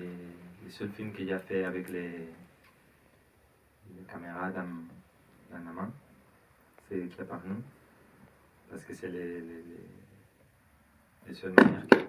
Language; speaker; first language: French; non-native, learner; Spanish